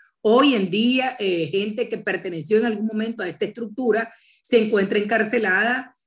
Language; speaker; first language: Spanish; native; Spanish